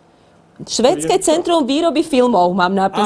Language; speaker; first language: Slovak; native; Slovak